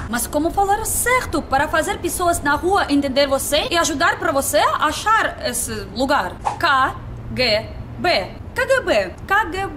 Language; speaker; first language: Portuguese; non-native, learner; Russian